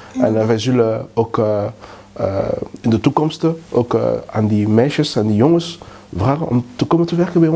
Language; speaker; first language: Dutch; non-native, learner; Lingala